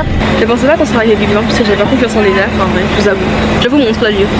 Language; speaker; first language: French; native; French